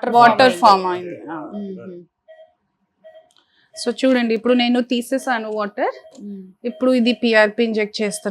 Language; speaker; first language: Telugu; non-native, fluent; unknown